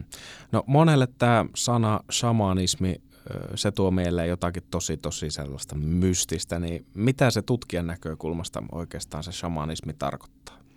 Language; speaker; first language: Finnish; native; Finnish